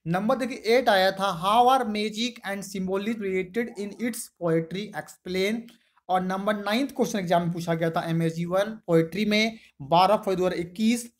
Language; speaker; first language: Hindi; native; Hindi